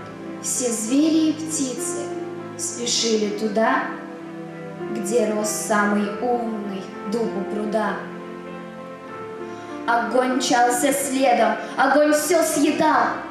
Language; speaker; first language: Russian; native; Russian